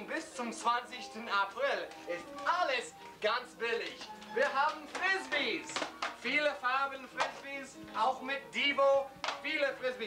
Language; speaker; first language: German; non-native, learner; English